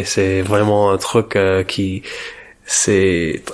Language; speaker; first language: French; non-native, learner; English